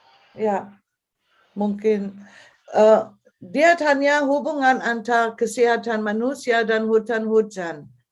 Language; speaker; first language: Indonesian; non-native, fluent; German